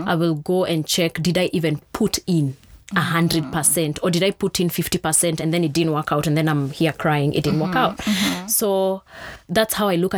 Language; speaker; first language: English; non-native, local second language; Kikuyu